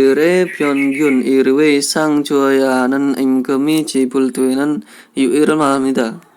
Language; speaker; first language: Korean; non-native, fluent; Indonesian